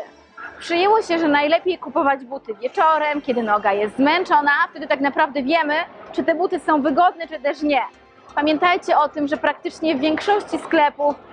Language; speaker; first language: Polish; native; Polish